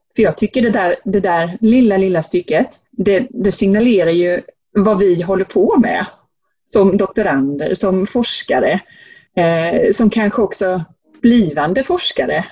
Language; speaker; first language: Swedish; native; Swedish